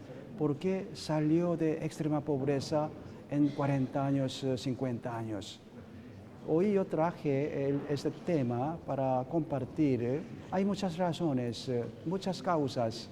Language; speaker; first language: Spanish; non-native, learner; Korean